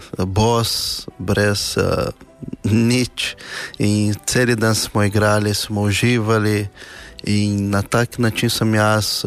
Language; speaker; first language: Slovenian; non-native, fluent; Portuguese